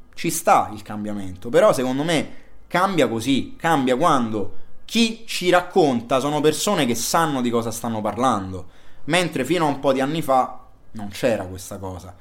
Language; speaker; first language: Italian; native; Italian